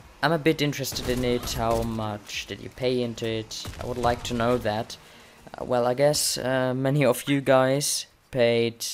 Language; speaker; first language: English; non-native, fluent; Swiss German